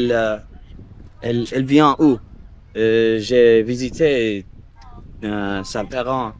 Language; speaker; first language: French; non-native, learner; English